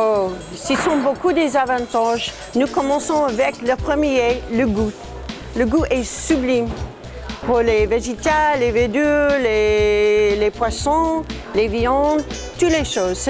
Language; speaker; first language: French; non-native, learner; English